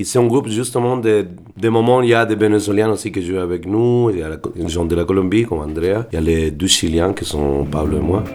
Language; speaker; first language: French; non-native, fluent; Spanish